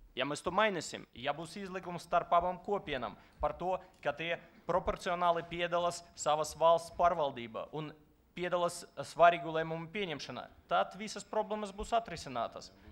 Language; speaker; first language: Latvian; non-native, local second language; Russian